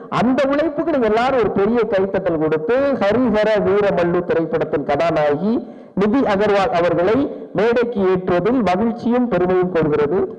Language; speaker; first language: Tamil; native; Tamil